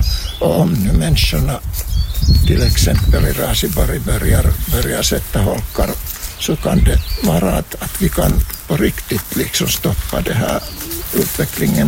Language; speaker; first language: Swedish; non-native, local second language; Finnish